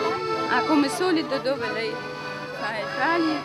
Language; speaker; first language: Italian; non-native, learner; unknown